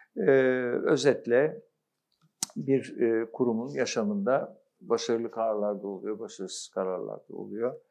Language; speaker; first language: Turkish; native; Turkish